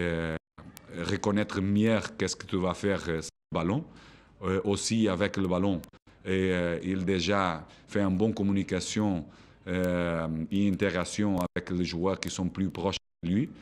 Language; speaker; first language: French; non-native, fluent; Portuguese